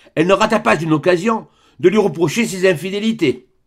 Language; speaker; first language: French; native; French